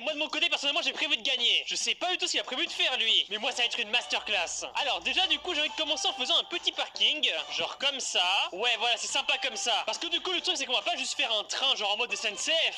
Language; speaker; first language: French; native; French